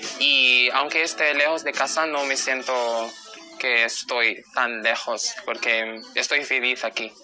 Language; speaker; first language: Spanish; non-native, fluent; Filipino